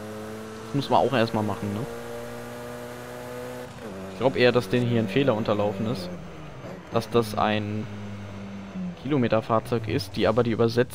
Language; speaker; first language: German; native; German